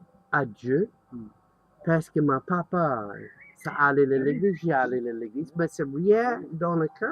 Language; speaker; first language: French; non-native, learner; English